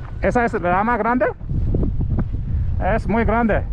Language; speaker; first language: Spanish; non-native, learner; Korean